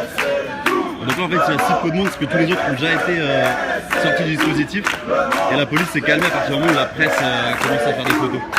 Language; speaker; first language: French; native; French